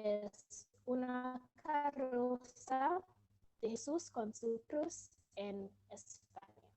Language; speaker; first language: Spanish; non-native, learner; English